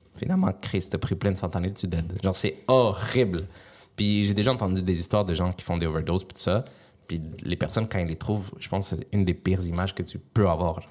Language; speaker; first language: French; early bilingual, other home language; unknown